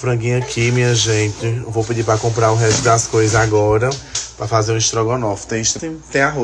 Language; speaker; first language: Portuguese; native; Portuguese